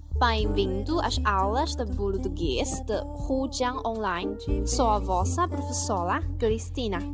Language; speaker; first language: Portuguese; non-native, fluent; Chinese